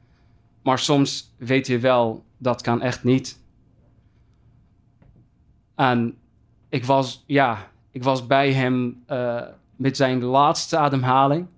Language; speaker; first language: Dutch; non-native, fluent; Arabic